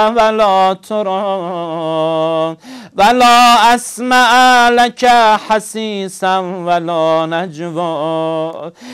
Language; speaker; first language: Arabic; non-native, fluent; Persian